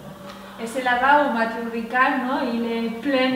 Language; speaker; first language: French; non-native, learner; Spanish